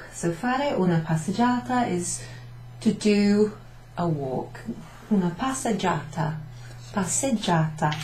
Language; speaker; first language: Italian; non-native, fluent; English